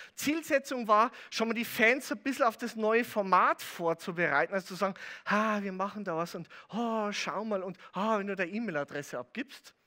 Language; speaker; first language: German; native; German